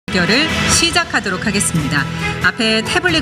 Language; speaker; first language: Korean; native; Korean